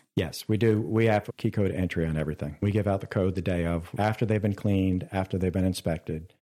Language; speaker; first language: English; native; English